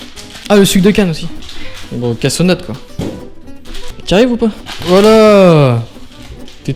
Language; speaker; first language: French; native; French